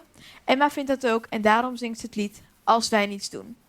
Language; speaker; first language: Dutch; native; Dutch